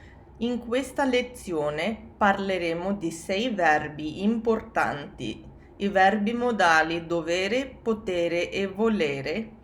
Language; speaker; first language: Italian; non-native, fluent; English